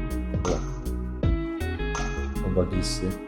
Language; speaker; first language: French; non-native, fluent; Italian